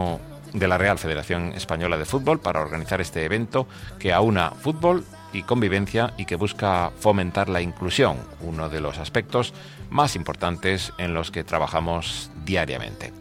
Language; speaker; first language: Spanish; native; Spanish